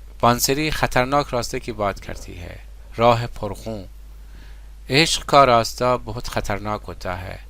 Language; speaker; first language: Urdu; non-native, fluent; Persian